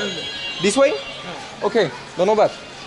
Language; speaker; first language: English; non-native, learner; French